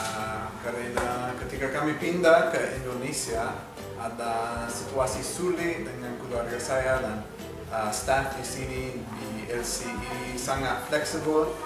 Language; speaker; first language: Indonesian; non-native, learner; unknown